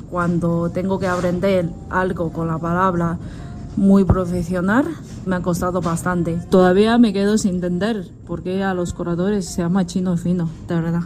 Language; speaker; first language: Spanish; non-native, learner; Chinese